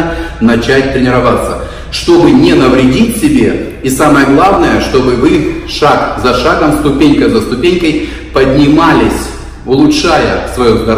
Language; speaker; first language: Russian; native; Russian